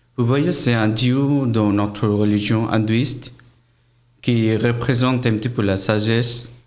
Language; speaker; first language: French; non-native, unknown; Bangla